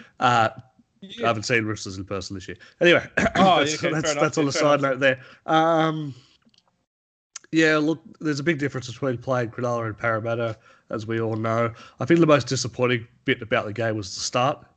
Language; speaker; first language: English; native; English